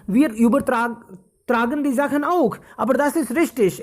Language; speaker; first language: German; non-native, fluent; Hindi